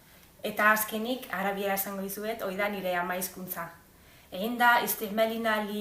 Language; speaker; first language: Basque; non-native, learner; Arabic